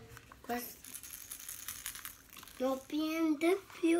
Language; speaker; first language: Italian; early bilingual, other home language; Filipino